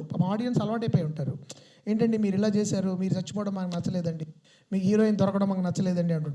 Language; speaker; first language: Telugu; native; Telugu